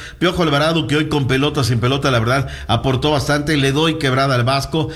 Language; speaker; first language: Spanish; native; Spanish